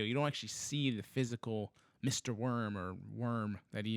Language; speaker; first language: English; native; English